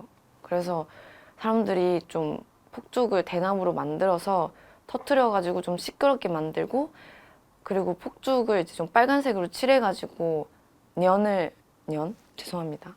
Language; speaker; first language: Korean; non-native, fluent; Chinese